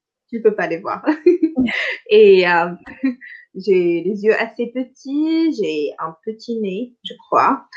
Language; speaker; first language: French; non-native, local second language; Arabic